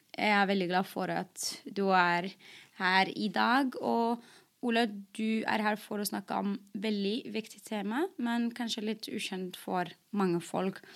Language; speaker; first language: Norwegian; non-native, fluent; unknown